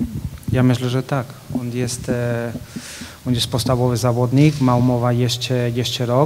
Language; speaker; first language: Polish; non-native, fluent; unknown